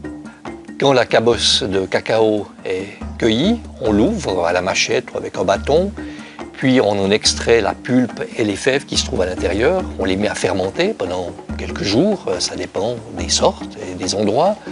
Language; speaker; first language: French; native; French